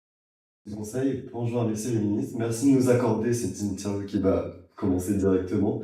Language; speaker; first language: French; native; French